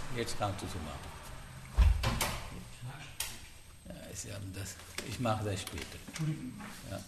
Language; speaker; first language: German; non-native, fluent; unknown